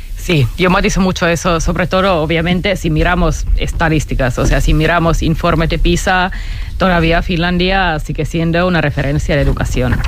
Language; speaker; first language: Spanish; non-native, fluent; Finnish